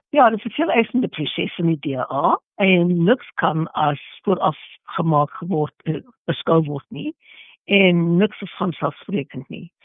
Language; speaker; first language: Afrikaans; non-native, local second language; English